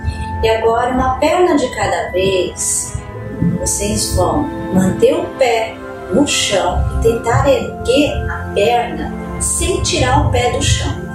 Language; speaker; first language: Portuguese; native; Portuguese